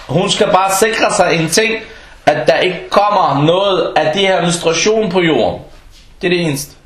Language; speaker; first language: Danish; early bilingual, other home language; Arabic